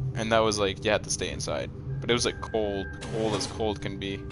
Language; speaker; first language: English; native; English